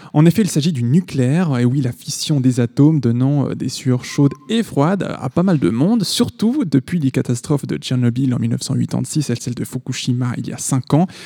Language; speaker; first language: French; native; French